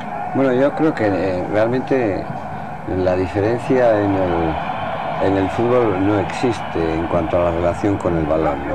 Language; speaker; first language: Spanish; native; Spanish